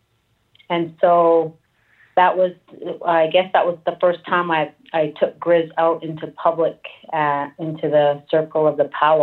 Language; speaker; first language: English; native; English